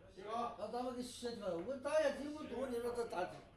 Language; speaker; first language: Chinese; native; Chinese